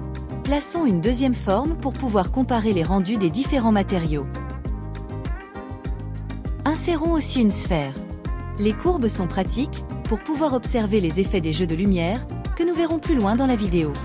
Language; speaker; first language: French; native; French